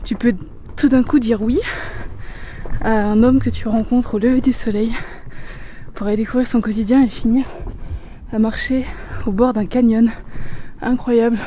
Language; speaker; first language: French; native; French